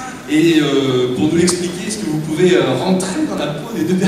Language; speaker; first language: French; native; French